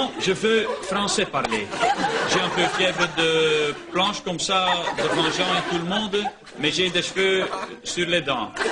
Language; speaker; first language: French; non-native, local second language; Dutch